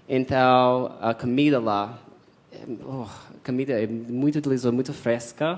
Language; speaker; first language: Portuguese; non-native, fluent; English